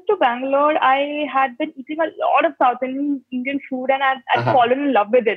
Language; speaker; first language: English; non-native, local second language; Hindi